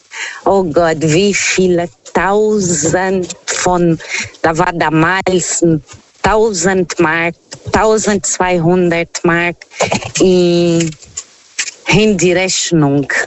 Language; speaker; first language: German; non-native, fluent; Portuguese